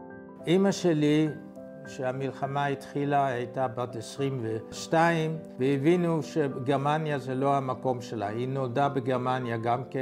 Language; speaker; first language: Hebrew; non-native, fluent; Dutch